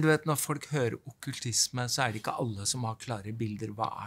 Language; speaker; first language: Norwegian; native; Norwegian